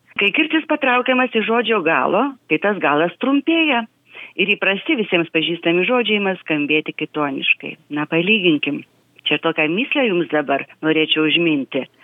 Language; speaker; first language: Lithuanian; native; Lithuanian